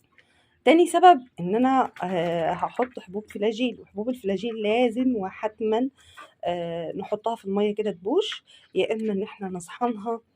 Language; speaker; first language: Arabic; native; Arabic